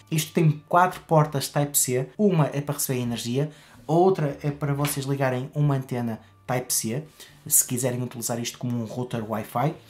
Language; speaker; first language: Portuguese; native; Portuguese